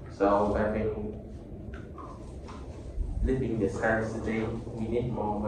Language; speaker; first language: English; non-native, learner; Vietnamese